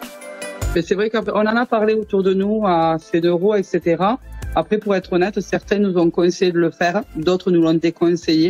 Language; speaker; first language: French; native; French